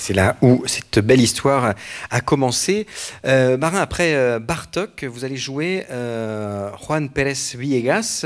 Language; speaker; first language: French; native; French